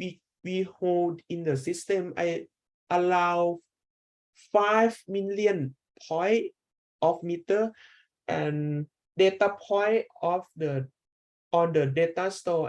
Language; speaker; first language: English; non-native, learner; Thai